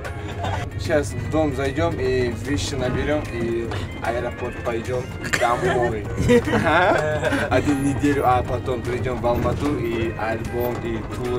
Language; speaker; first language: Russian; non-native, local second language; Kazakh